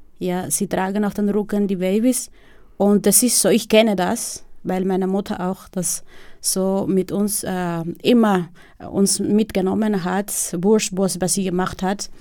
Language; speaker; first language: German; non-native, fluent; Spanish